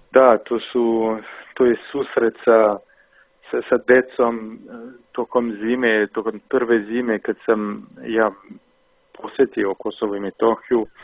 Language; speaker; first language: Serbian; non-native, fluent; French